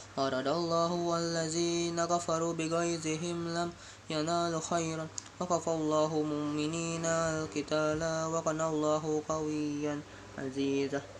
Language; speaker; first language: Arabic; non-native, learner; Indonesian